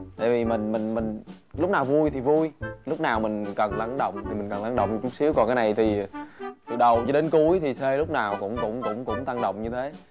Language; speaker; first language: Vietnamese; native; Vietnamese